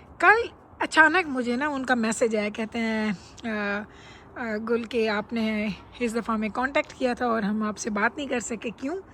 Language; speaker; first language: Urdu; non-native, local second language; Punjabi